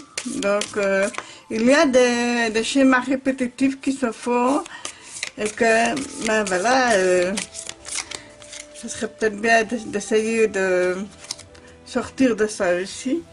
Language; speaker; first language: French; native; French